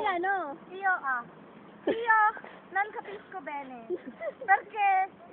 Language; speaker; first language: Italian; non-native, learner; Filipino